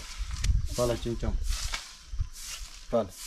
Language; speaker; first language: Portuguese; non-native, fluent; Vietnamese